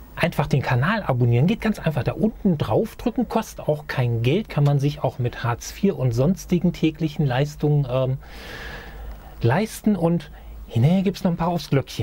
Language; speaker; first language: German; native; German